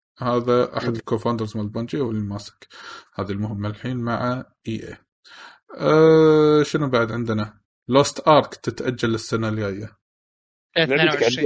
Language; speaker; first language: Arabic; native; Arabic